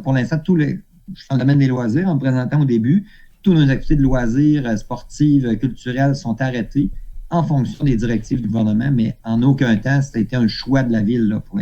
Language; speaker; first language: French; native; French